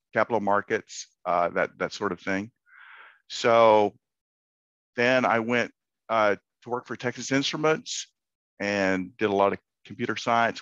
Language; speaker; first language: English; native; English